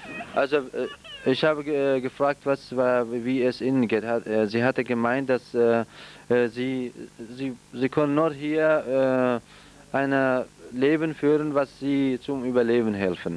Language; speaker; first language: German; non-native, fluent; Central Kurdish